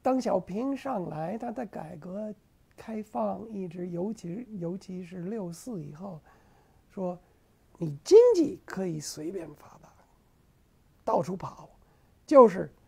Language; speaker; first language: Chinese; non-native, fluent; English